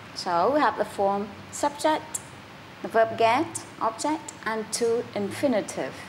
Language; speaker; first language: English; non-native, fluent; Vietnamese